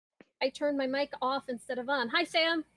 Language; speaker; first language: English; native; English